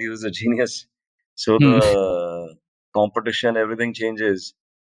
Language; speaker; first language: English; non-native, local second language; Hindi